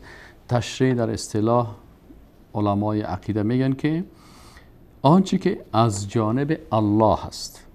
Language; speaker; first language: Persian; native; Persian